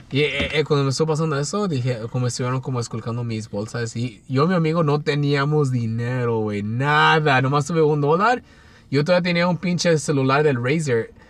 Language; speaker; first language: Spanish; early bilingual, heritage; Spanish